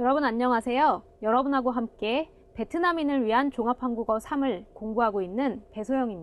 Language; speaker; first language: Korean; native; Korean